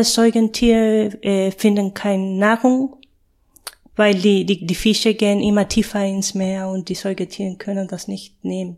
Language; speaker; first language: German; non-native, fluent; Spanish